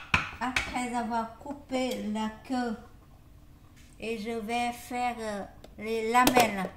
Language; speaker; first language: French; non-native, learner; Vietnamese